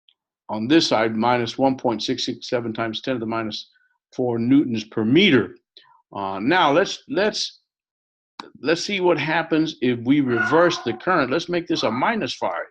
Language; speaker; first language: English; native; English